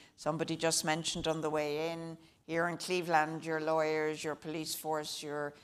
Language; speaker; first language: English; native; English